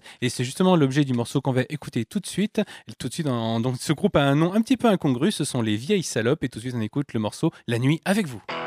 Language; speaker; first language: French; native; French